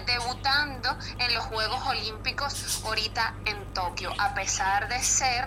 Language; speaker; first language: Spanish; native; Spanish